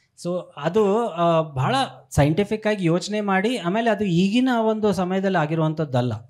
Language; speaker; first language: Kannada; native; Kannada